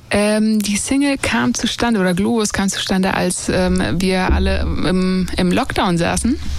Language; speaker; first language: German; early bilingual, other home language; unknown